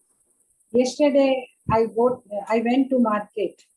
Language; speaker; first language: English; non-native, learner; Hindi